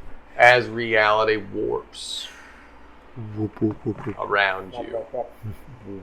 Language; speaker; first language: English; native; English